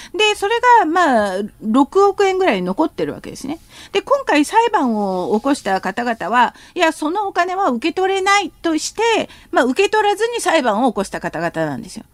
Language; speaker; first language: Japanese; non-native, fluent; Korean